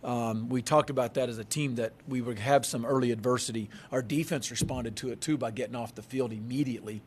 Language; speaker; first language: English; native; English